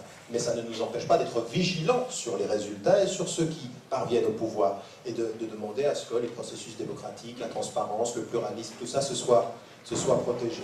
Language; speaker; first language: French; native; French